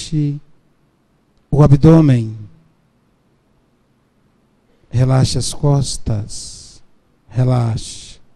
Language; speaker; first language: Portuguese; native; Portuguese